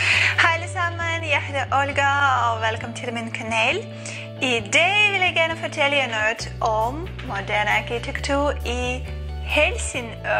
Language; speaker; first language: Danish; non-native, learner; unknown